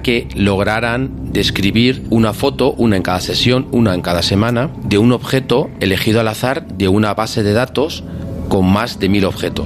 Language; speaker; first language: Spanish; native; Spanish